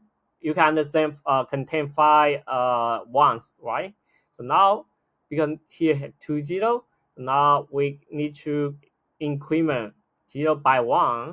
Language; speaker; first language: English; non-native, fluent; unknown